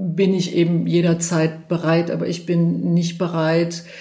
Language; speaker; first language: German; native; German